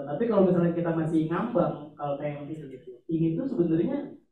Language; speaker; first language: Indonesian; native; Indonesian